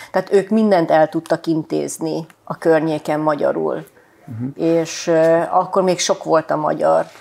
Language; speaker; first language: Hungarian; early bilingual, heritage; Hungarian